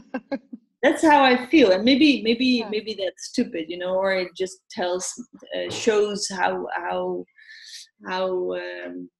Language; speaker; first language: English; non-native, fluent; Dutch